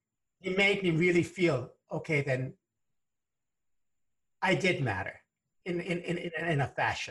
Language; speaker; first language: English; early bilingual, other home language; Spanish